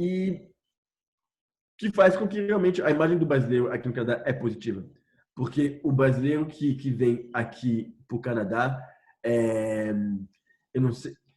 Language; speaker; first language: Portuguese; non-native, fluent; French